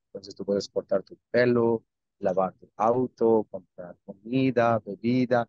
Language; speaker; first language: Spanish; non-native, learner; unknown